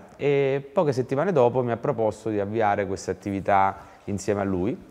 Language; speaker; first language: Italian; native; Italian